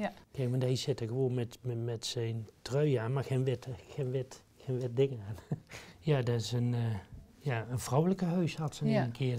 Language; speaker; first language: Dutch; native; Dutch